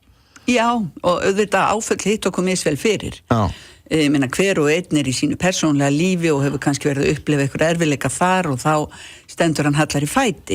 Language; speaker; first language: Icelandic; native; Icelandic